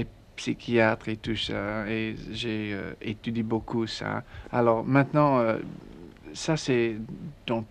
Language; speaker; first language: French; non-native, learner; English